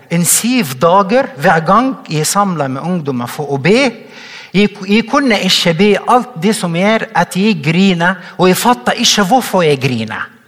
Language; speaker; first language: Norwegian; non-native, fluent; Arabic